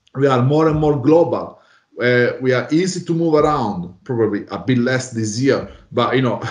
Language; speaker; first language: English; non-native, fluent; Italian